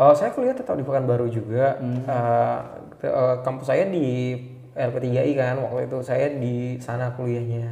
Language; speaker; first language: Indonesian; native; Indonesian